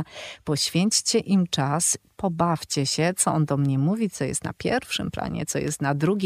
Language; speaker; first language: Polish; native; Polish